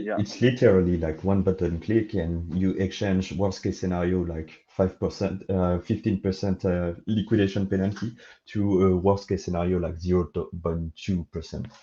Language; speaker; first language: English; non-native, fluent; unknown